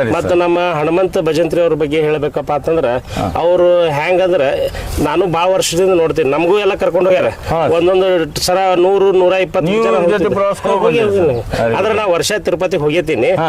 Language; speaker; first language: Kannada; native; Kannada